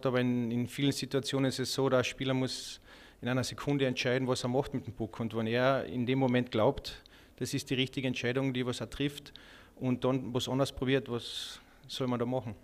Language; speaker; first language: German; native; German